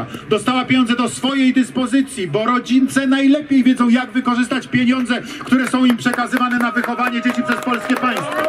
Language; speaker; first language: Polish; native; Polish